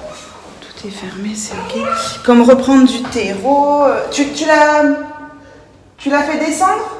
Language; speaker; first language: French; native; French